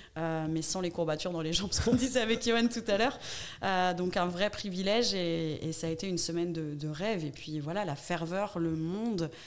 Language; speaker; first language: French; native; French